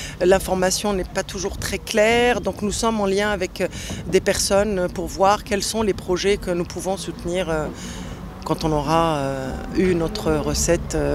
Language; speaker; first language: French; non-native, local second language; Arabic